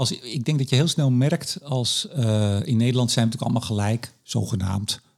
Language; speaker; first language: Dutch; native; Dutch